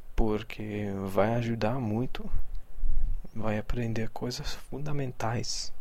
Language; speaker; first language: Portuguese; non-native, fluent; English